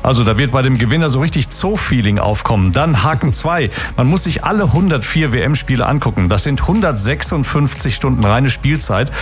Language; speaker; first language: German; native; German